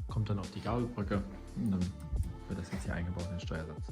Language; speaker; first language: German; native; German